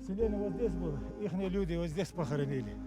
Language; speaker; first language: Russian; native; Russian